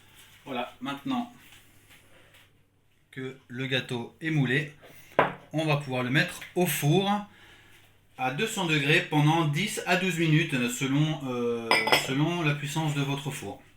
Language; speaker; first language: French; native; French